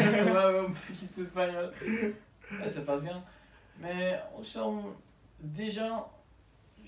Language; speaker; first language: French; non-native, learner; Spanish